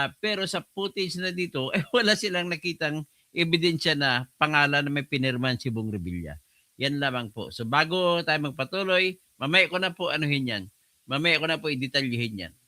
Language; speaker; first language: Filipino; non-native, local second language; Hiligaynon